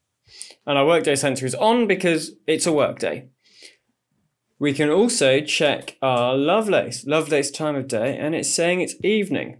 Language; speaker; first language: English; native; English